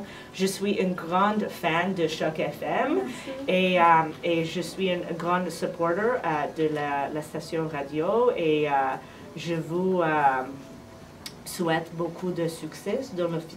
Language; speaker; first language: French; non-native, learner; English